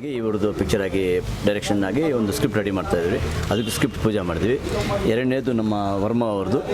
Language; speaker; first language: Kannada; native; Kannada